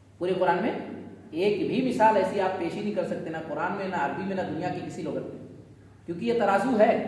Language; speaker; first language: Urdu; native; Urdu